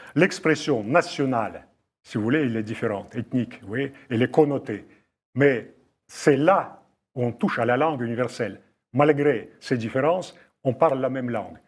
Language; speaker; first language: French; non-native, fluent; Russian